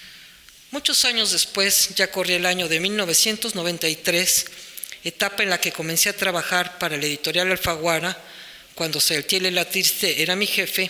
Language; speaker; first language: Spanish; native; Spanish